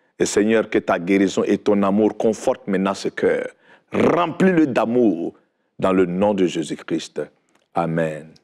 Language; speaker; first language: French; non-native, local second language; Fula